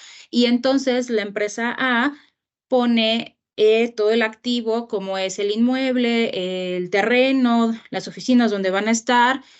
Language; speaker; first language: Spanish; native; Spanish